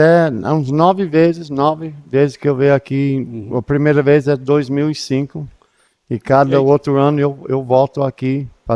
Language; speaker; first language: Portuguese; non-native, fluent; English